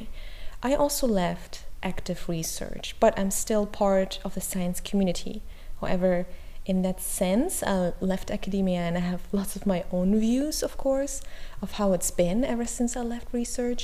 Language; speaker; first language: English; non-native, fluent; German